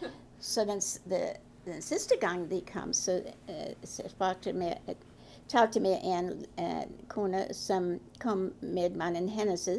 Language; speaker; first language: Norwegian; early bilingual, heritage; Norwegian